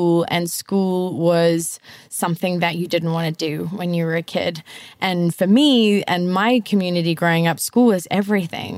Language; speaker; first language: English; native; English